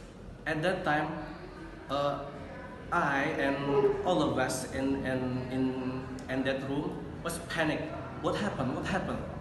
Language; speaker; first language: English; non-native, learner; Indonesian